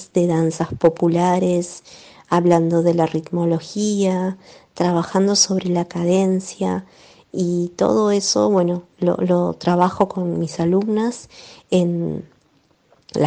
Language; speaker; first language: Spanish; native; Spanish